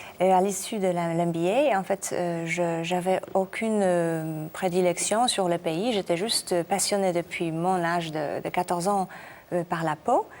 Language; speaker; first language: French; non-native, fluent; Polish